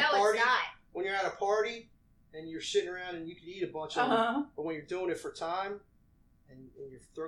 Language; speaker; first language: English; native; English